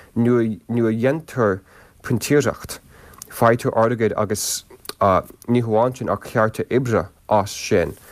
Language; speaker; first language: Irish; non-native, local second language; English